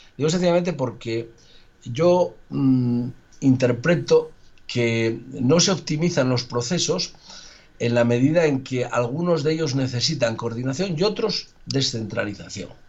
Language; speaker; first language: Spanish; native; Spanish